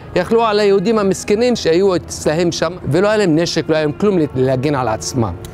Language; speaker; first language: Hebrew; non-native, fluent; Arabic